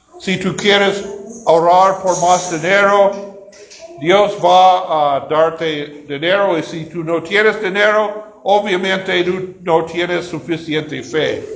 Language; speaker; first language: Spanish; non-native, learner; English